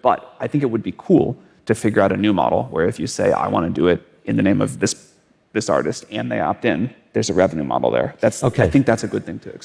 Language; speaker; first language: English; native; English